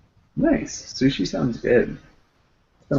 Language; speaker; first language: English; native; English